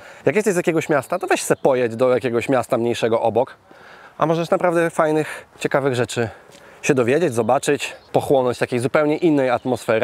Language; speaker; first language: Polish; native; Polish